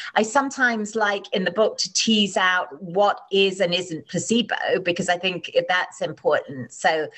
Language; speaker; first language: English; native; English